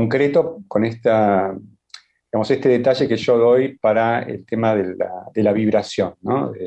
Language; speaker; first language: Spanish; native; Spanish